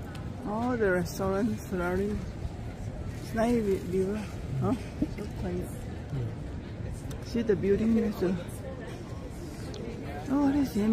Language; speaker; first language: English; non-native, learner; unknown